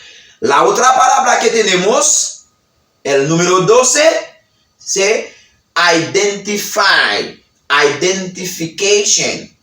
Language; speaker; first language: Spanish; non-native, learner; Haitian Creole